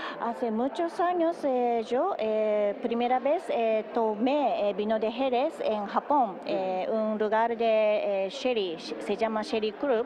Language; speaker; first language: Spanish; non-native, learner; Japanese